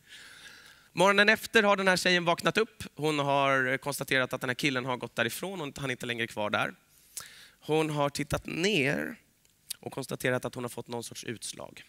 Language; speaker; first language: Swedish; native; Swedish